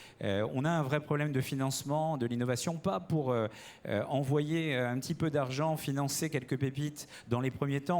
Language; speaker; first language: French; native; French